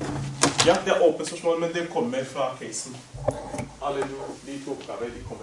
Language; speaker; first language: Norwegian; non-native, fluent; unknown